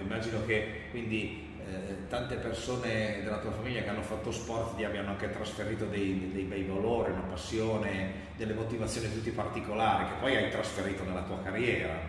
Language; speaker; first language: Italian; native; Italian